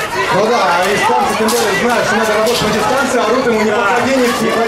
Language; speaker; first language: Russian; native; Russian